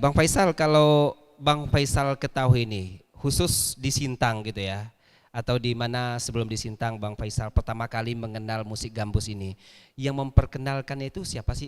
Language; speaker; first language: Malay; native; Malay